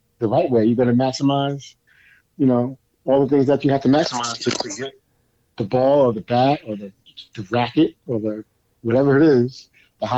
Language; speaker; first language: English; native; English